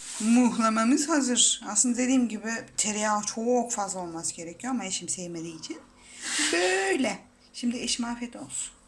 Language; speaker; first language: Turkish; non-native, fluent; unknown